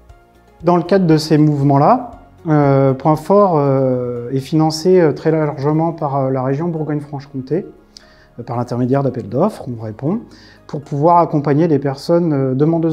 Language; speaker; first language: French; native; French